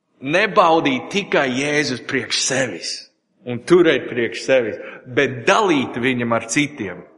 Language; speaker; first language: Latvian; non-native, learner; English